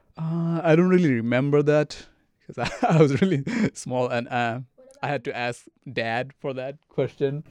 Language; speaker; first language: English; non-native, fluent; Arabic